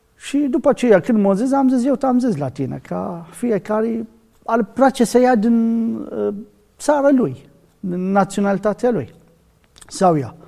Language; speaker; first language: Romanian; non-native, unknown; Arabic